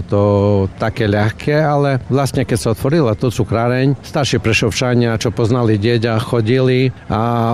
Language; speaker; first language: Slovak; non-native, fluent; Croatian